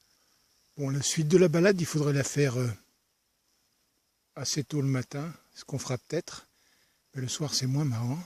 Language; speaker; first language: French; native; French